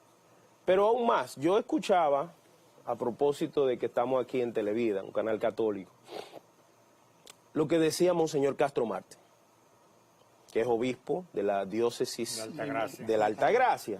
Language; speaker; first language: Spanish; native; Spanish